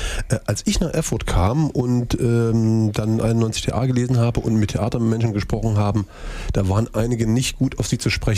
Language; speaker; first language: German; native; German